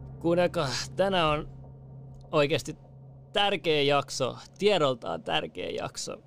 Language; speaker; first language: Finnish; early bilingual, other home language; Persian